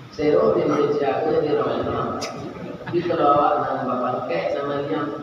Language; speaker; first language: Malay; non-native, local second language; Minangkabau